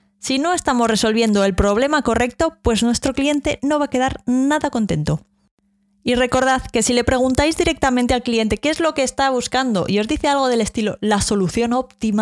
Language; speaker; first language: Spanish; native; Spanish